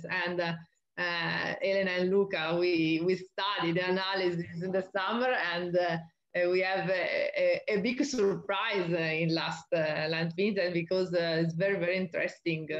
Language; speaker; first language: English; non-native, learner; Italian